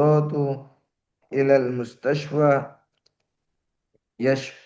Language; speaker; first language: Arabic; non-native, learner; Indonesian